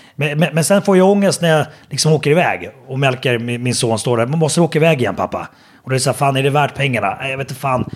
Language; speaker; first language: Swedish; native; Swedish